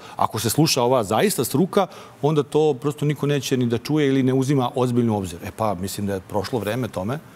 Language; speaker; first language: Serbian; native; Serbian